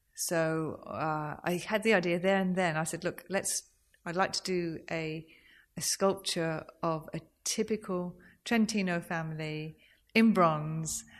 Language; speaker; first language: English; native; English